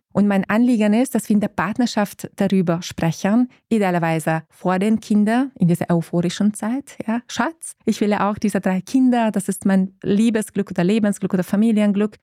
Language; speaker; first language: German; non-native, fluent; Hungarian